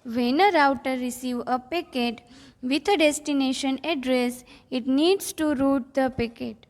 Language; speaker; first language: English; non-native, local second language; Gujarati